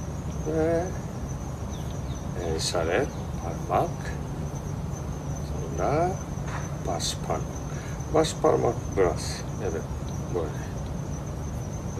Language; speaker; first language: Turkish; non-native, learner; Japanese